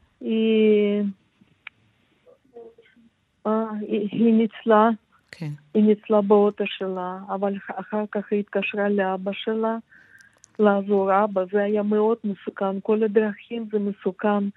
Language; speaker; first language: Hebrew; non-native, fluent; Russian